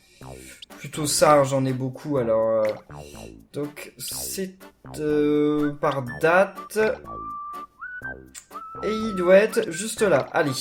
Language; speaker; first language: French; native; French